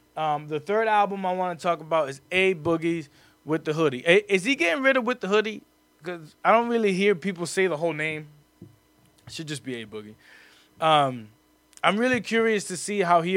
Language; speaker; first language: English; native; English